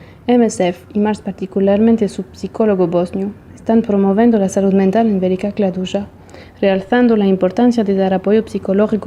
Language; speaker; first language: Spanish; non-native, fluent; Portuguese